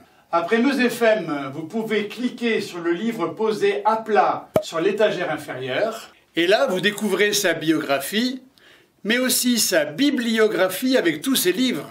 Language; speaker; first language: French; native; French